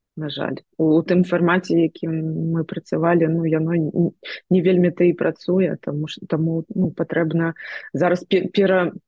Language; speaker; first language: Belarusian; non-native, local second language; Russian